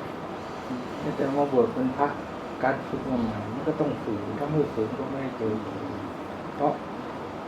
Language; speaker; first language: Thai; native; Thai